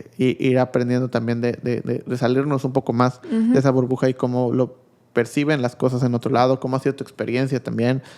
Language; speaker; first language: Spanish; native; Spanish